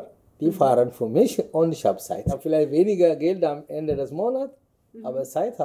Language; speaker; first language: German; non-native, learner; Amharic